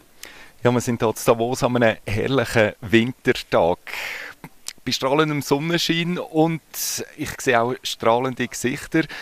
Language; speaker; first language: German; native; German